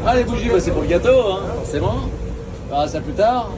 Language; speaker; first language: French; native; French